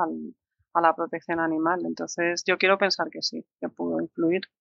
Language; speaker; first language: Spanish; native; Spanish